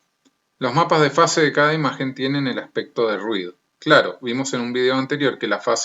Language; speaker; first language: Spanish; native; Spanish